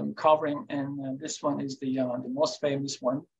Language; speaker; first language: English; non-native, fluent; Turkish